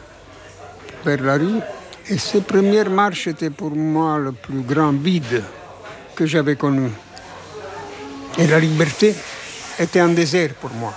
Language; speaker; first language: French; non-native, fluent; Italian